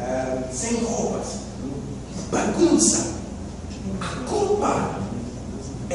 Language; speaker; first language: Portuguese; non-native, fluent; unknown